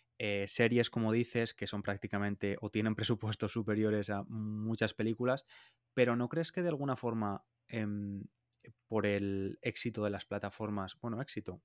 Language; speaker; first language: Spanish; native; Spanish